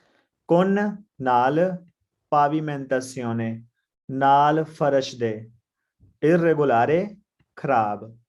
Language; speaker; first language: Italian; non-native, learner; Punjabi